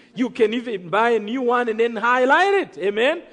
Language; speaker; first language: English; non-native, local second language; Kinyarwanda